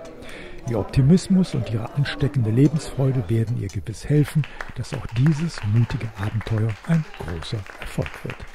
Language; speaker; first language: German; native; German